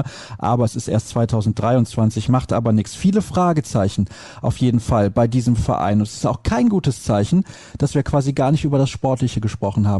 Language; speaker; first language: German; native; German